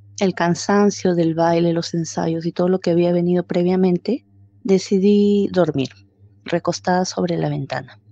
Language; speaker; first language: Spanish; native; Spanish